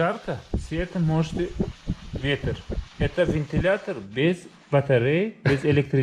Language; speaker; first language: Russian; non-native, local second language; Uzbek